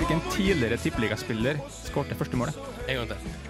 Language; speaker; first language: Norwegian; native; Norwegian